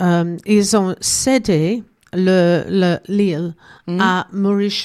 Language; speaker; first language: French; non-native, learner; English